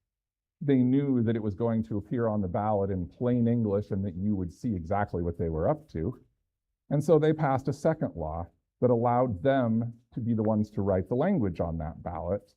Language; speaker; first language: English; native; English